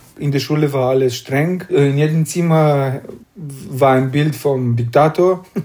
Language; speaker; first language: German; non-native, fluent; Romanian